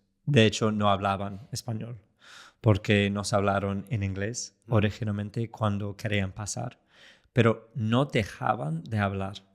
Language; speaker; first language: Spanish; non-native, fluent; English